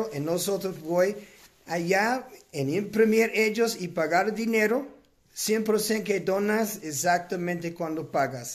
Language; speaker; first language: Spanish; non-native, learner; English